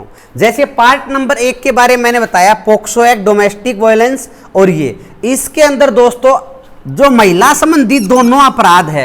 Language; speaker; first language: Hindi; native; Hindi